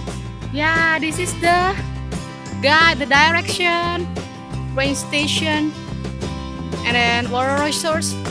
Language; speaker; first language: English; non-native, local second language; Indonesian